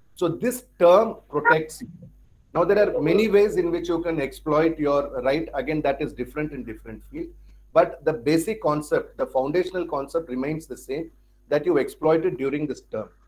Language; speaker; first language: English; non-native, local second language; Tamil